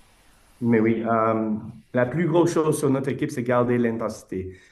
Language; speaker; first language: French; non-native, fluent; English